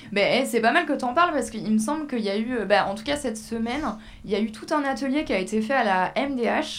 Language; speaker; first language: French; native; French